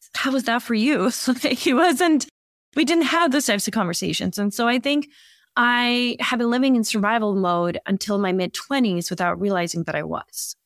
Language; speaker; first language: English; early bilingual, other home language; Bosnian